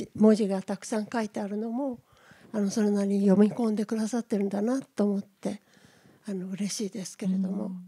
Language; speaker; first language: Japanese; native; Japanese